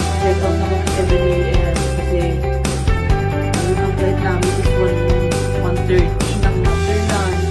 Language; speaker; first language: Filipino; native; Filipino